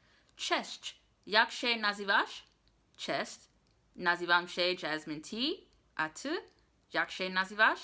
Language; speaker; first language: Polish; non-native, learner; English